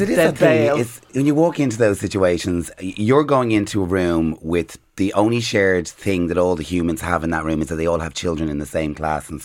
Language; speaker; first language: English; native; English